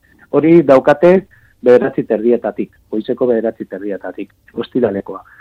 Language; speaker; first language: Basque; non-native, local second language; Spanish